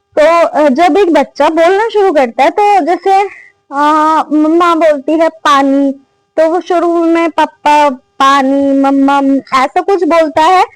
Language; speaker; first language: Hindi; native; Hindi